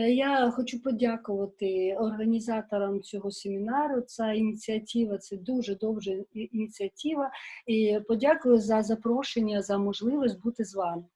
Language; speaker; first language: Ukrainian; non-native, local second language; Russian